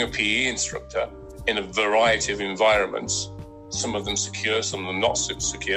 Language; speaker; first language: English; native; English